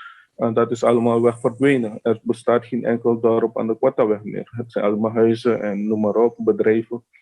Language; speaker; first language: Dutch; non-native, local second language; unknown